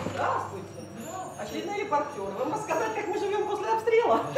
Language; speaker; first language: Russian; native; Russian